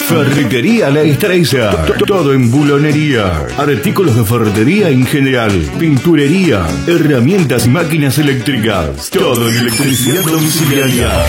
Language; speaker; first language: Spanish; native; Spanish